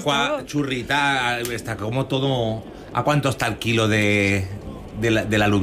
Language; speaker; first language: Spanish; native; Spanish